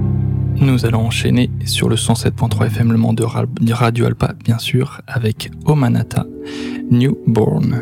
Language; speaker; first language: French; native; French